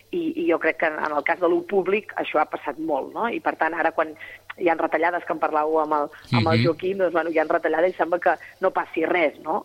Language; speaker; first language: Catalan; native; Catalan